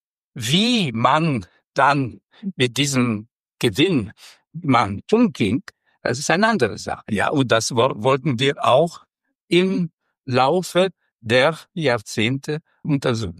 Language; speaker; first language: German; non-native, fluent; Romanian